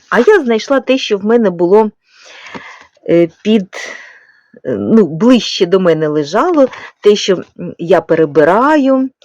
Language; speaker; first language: Ukrainian; non-native, local second language; Russian